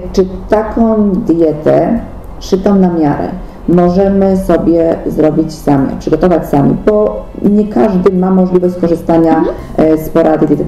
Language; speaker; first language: Polish; native; Polish